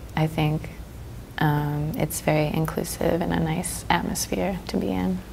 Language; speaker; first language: English; native; English